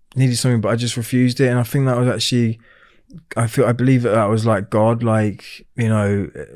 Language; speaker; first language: English; native; English